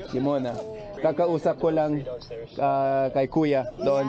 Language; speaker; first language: Filipino; non-native, fluent; English